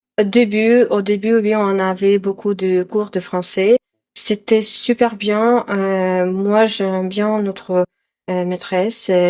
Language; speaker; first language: French; non-native, learner; Ukrainian